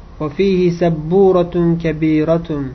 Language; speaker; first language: Arabic; non-native, fluent; Uzbek